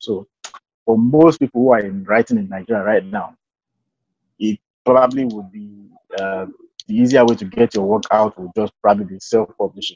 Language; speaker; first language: English; non-native, local second language; Yoruba